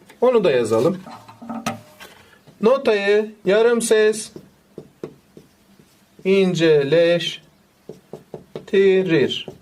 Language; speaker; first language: Turkish; native; Turkish